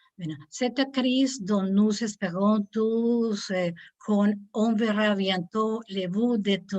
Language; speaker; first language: French; non-native, learner; Spanish